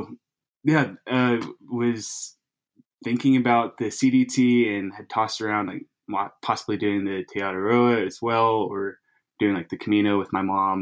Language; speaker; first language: English; native; English